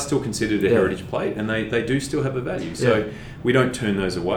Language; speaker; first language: English; native; English